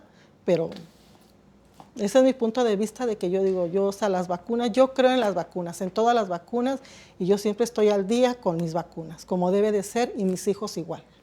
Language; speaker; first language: Spanish; native; Spanish